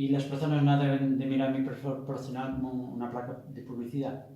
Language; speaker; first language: Spanish; non-native, fluent; Portuguese